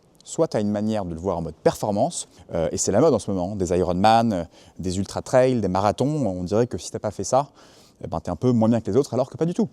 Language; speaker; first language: French; native; French